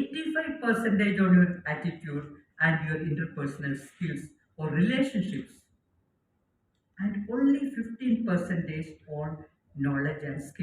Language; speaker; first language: English; non-native, local second language; Malayalam